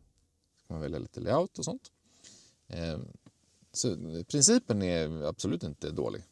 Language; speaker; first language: Swedish; native; Swedish